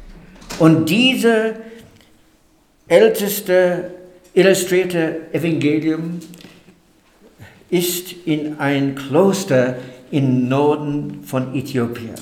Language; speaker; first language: German; non-native, fluent; English